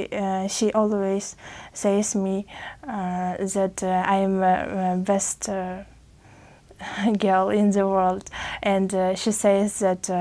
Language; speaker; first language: English; non-native, fluent; Uzbek